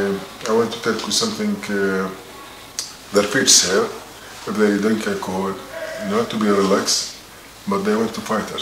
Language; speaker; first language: English; non-native, learner; Arabic